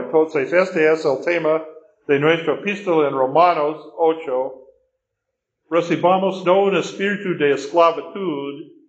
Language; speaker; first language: Spanish; non-native, fluent; English